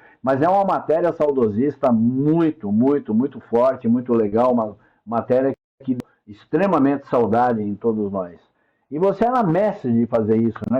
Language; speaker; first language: Portuguese; native; Portuguese